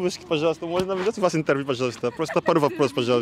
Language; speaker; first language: Russian; non-native, learner; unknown